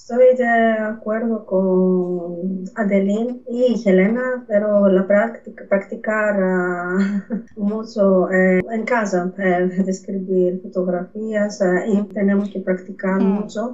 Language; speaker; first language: Spanish; non-native, fluent; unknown